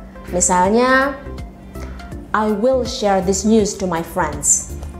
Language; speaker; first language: English; non-native, fluent; Indonesian